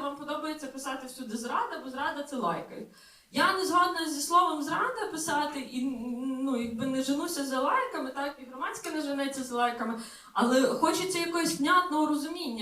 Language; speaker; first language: Ukrainian; native; Ukrainian